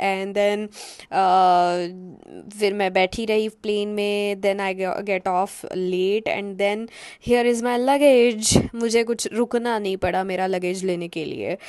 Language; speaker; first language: Hindi; non-native, local second language; Marathi